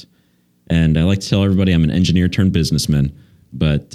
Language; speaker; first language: English; native; English